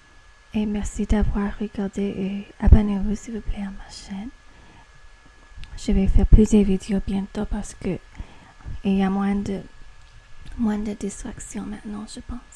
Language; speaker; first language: French; non-native, learner; English